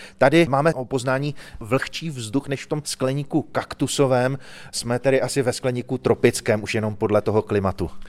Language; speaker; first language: Czech; native; Czech